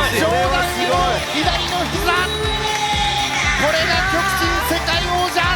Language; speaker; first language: Japanese; native; Japanese